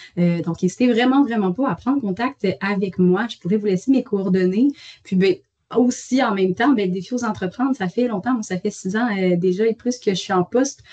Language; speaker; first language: French; native; French